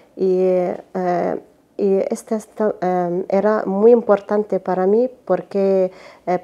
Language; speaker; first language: Spanish; non-native, learner; Arabic